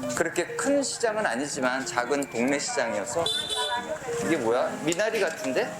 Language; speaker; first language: Korean; native; Korean